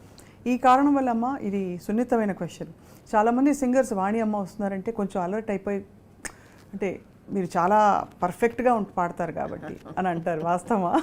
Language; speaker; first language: Telugu; native; Telugu